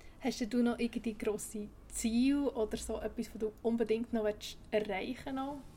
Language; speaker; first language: German; native; German